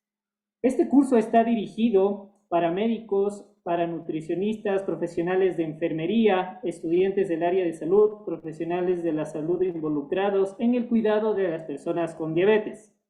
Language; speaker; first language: Spanish; native; Spanish